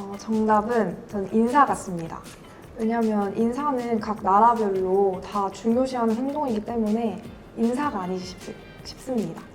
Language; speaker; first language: Korean; native; Korean